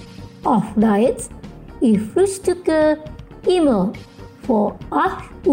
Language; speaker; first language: German; non-native, fluent; Indonesian